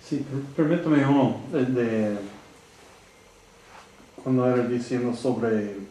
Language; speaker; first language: Spanish; non-native, learner; English